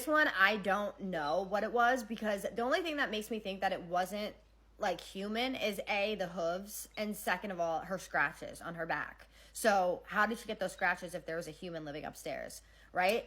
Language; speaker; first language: English; native; English